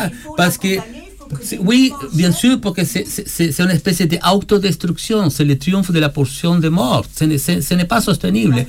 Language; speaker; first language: French; non-native, learner; Spanish